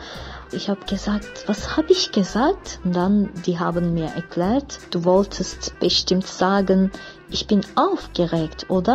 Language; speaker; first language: German; non-native, fluent; French